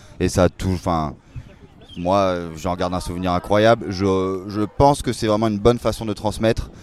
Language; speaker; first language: French; native; French